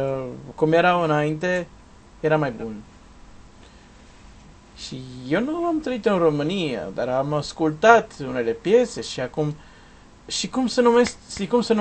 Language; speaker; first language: Romanian; non-native, learner; Portuguese